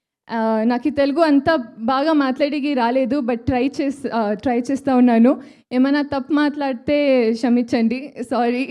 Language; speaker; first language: Telugu; non-native, learner; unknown